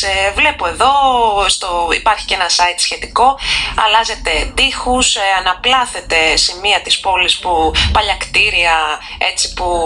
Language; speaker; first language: Greek; native; Greek